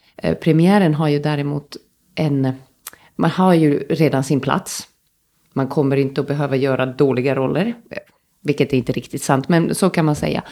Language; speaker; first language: Swedish; native; Swedish